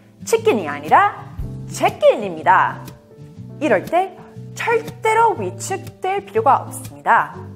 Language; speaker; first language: Korean; non-native, fluent; English